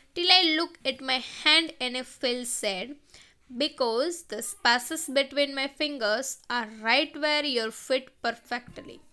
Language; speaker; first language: English; non-native, local second language; Gujarati